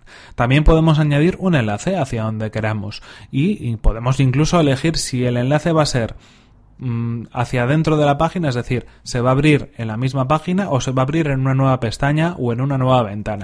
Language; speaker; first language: Spanish; native; Spanish